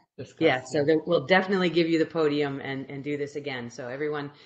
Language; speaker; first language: English; native; English